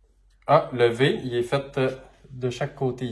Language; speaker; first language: French; native; French